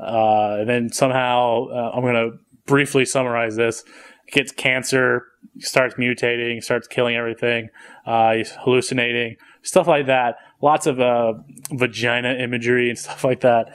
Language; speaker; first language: English; native; English